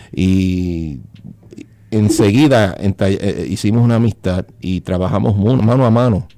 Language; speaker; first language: Spanish; early bilingual, heritage; Spanish